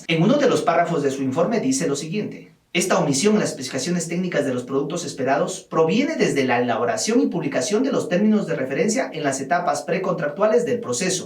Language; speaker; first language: Spanish; native; Spanish